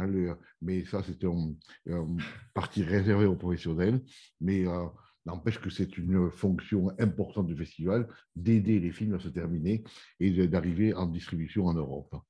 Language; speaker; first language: French; native; French